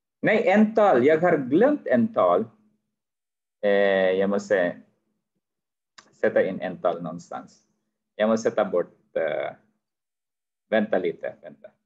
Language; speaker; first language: Swedish; non-native, fluent; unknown